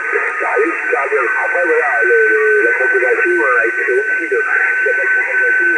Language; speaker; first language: French; native; French